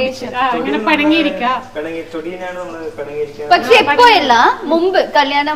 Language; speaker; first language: Malayalam; non-native, learner; Tamil